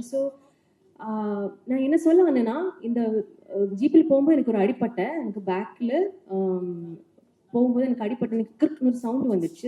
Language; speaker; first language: Tamil; non-native, learner; Malayalam